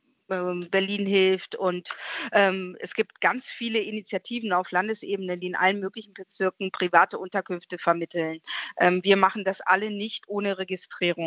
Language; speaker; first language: German; native; German